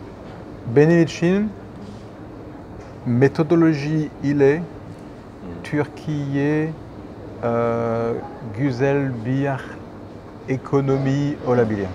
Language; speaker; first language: Turkish; non-native, learner; French